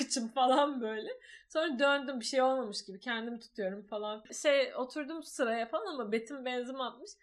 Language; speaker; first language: Turkish; native; Turkish